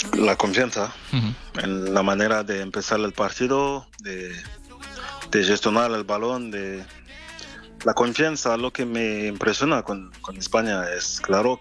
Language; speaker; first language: Spanish; non-native, fluent; French